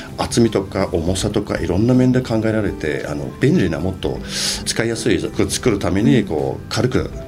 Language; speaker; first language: Japanese; non-native, fluent; Turkish